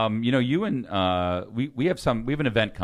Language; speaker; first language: English; native; English